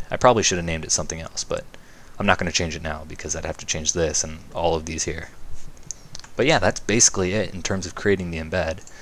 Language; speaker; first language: English; native; English